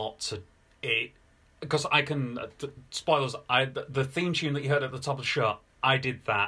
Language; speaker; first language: English; native; English